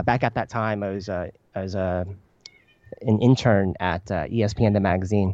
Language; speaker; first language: English; early bilingual, other home language; Chinese